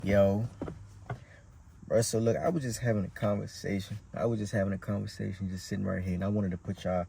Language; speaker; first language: English; native; English